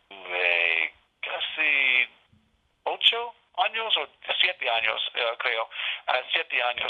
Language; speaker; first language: Spanish; non-native, learner; English